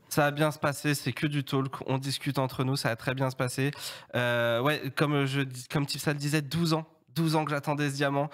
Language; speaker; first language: French; native; French